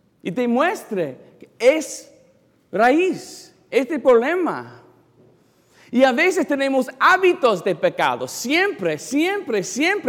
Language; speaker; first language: Spanish; non-native, learner; English